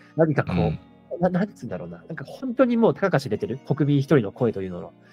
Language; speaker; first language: Japanese; native; Japanese